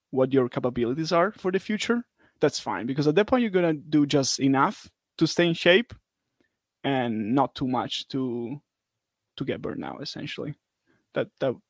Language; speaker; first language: English; non-native, fluent; Italian